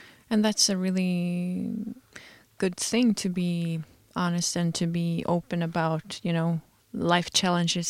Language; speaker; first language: English; non-native, fluent; Norwegian